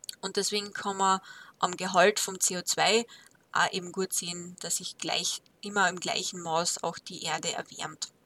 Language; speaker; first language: German; native; German